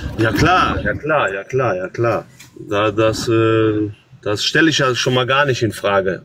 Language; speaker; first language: German; early bilingual, other home language; Croatian